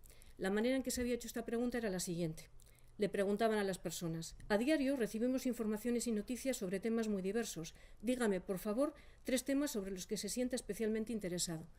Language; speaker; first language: Spanish; native; Spanish